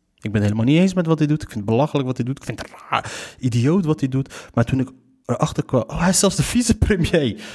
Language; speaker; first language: Dutch; early bilingual, other home language; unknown